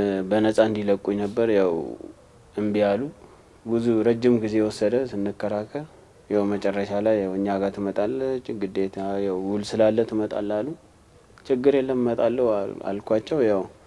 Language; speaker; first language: Amharic; non-native, local second language; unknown